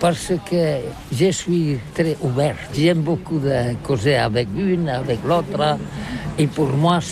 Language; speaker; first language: French; non-native, learner; Catalan